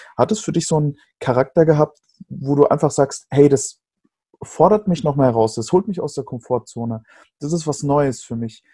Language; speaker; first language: German; native; German